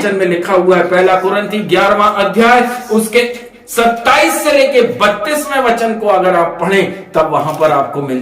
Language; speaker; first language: Hindi; native; Hindi